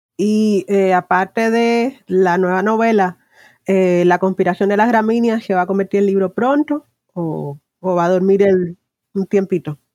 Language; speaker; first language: Spanish; native; Spanish